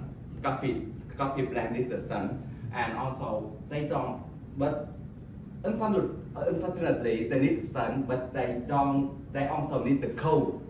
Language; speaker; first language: English; non-native, learner; Vietnamese